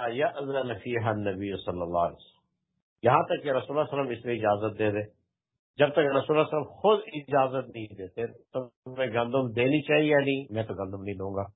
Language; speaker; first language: Urdu; non-native, local second language; Pashto